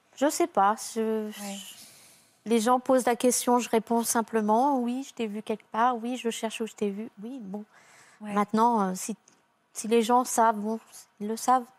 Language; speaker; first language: French; native; French